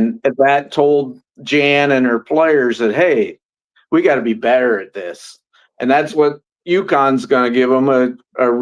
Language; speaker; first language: English; native; English